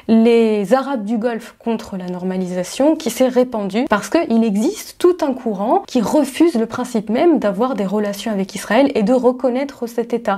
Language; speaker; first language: French; native; French